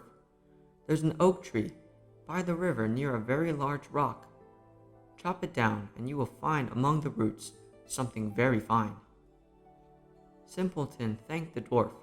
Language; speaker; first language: English; native; English